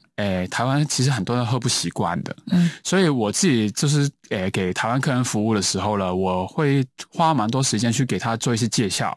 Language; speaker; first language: Chinese; non-native, local second language; Cantonese